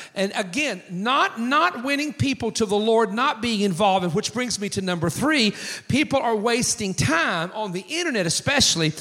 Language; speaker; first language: English; native; English